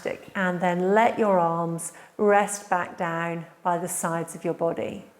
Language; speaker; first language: English; native; English